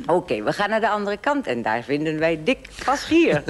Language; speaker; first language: Dutch; native; Dutch